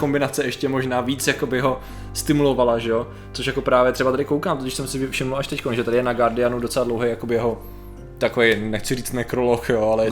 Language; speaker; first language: Czech; native; Czech